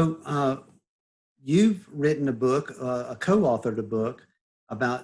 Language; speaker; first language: English; native; English